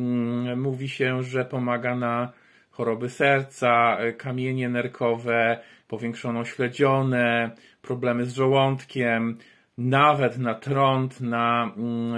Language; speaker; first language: Polish; native; Polish